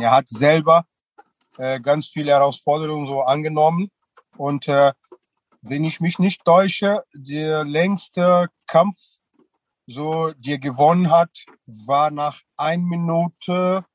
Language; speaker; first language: German; non-native, fluent; Portuguese